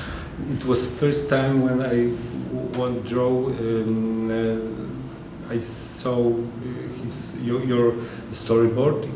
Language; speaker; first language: English; non-native, learner; Polish